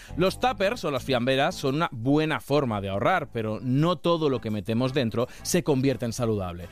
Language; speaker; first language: Spanish; native; Spanish